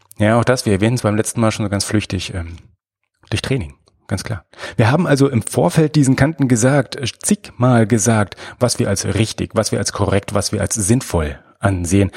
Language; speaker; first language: German; native; German